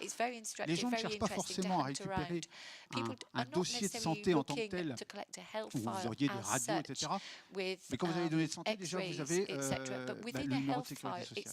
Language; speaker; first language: French; native; French